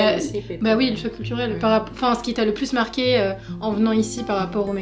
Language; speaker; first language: French; native; French